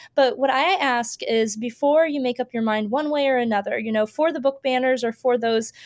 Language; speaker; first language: English; native; English